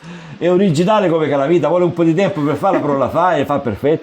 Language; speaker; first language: Italian; native; Italian